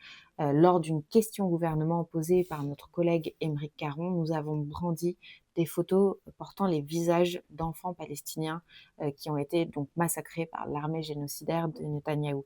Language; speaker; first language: French; native; French